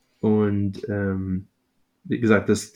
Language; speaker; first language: German; non-native, fluent; English